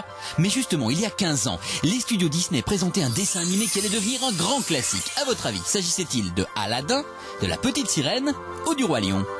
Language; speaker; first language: French; native; French